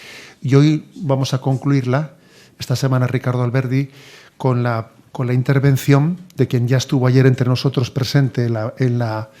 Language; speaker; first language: Spanish; native; Spanish